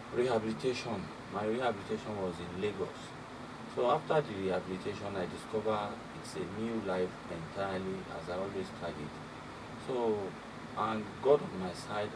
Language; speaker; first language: English; non-native, local second language; Yoruba